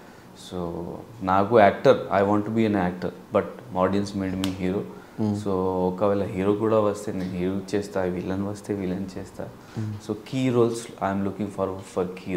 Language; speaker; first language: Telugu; non-native, learner; Hindi